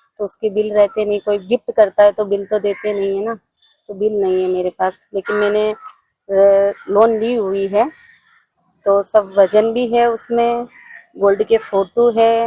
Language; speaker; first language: Hindi; non-native, local second language; Gujarati